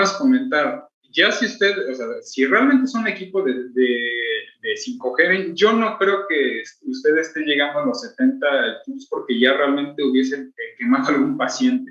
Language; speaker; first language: Spanish; native; Spanish